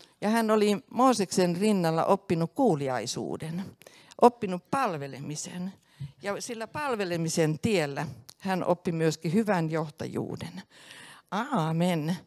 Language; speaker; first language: Finnish; native; Finnish